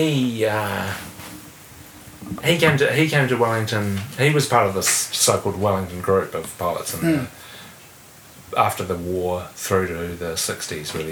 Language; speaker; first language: English; native; English